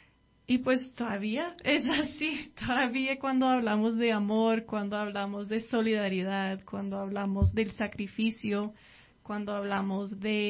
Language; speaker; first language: Spanish; non-native, fluent; English